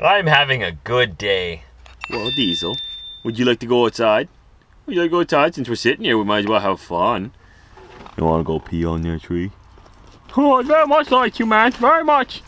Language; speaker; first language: English; native; English